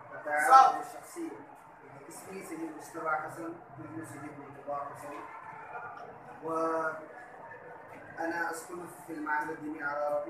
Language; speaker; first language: Arabic; non-native, learner; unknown